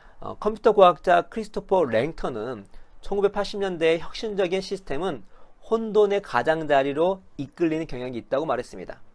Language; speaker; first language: Korean; native; Korean